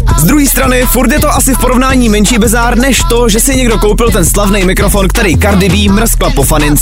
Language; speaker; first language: Czech; native; Czech